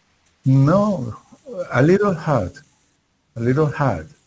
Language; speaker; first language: English; non-native, learner; Spanish